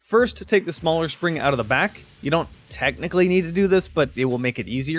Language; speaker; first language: English; native; English